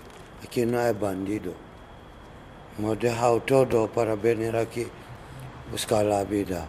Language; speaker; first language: Spanish; non-native, learner; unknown